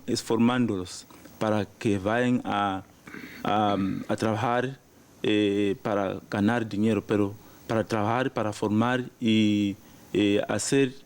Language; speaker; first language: Spanish; non-native, learner; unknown